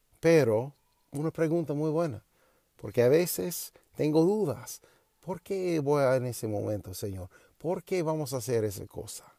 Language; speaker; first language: Spanish; non-native, learner; English